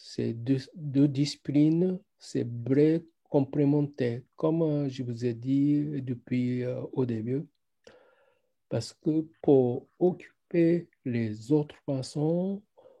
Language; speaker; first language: French; non-native, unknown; Japanese